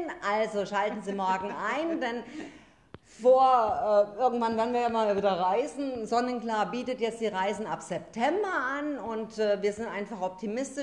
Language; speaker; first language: German; native; German